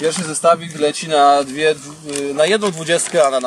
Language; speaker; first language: Polish; native; Polish